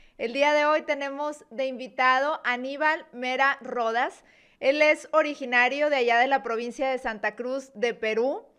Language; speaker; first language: Spanish; native; Spanish